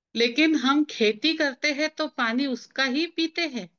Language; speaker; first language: Hindi; non-native, local second language; Marathi